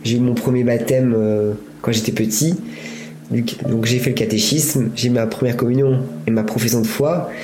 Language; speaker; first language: French; native; French